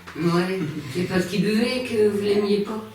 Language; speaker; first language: French; native; French